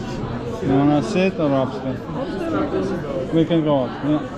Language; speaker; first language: English; non-native, learner; Polish